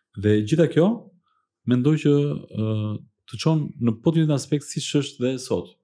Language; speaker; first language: Albanian; early bilingual, heritage; Albanian